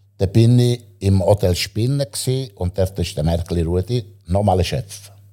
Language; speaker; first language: German; non-native, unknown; Italian